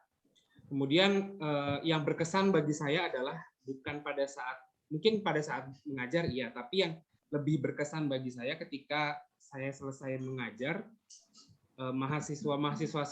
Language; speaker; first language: Indonesian; native; Indonesian